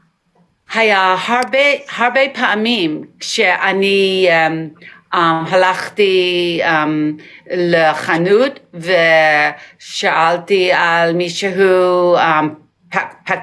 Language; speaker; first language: Hebrew; non-native, learner; English